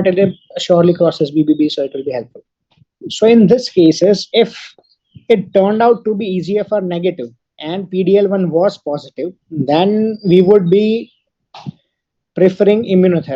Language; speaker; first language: English; non-native, local second language; Gujarati